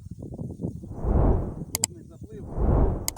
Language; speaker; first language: Ukrainian; native; Ukrainian